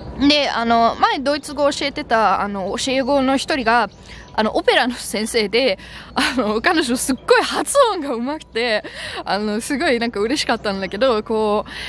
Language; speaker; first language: Japanese; non-native, fluent; German